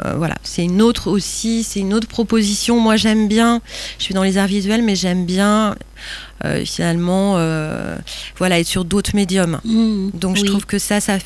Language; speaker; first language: French; native; French